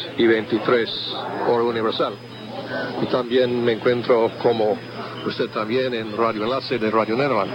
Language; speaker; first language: Spanish; non-native, fluent; English